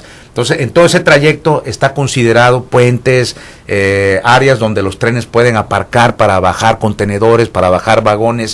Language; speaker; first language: Spanish; native; Spanish